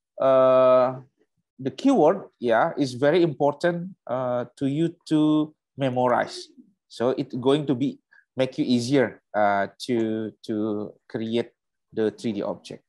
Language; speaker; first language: English; non-native, learner; Indonesian